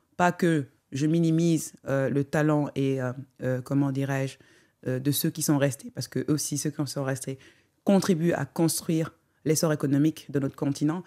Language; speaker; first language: French; non-native, local second language; Wolof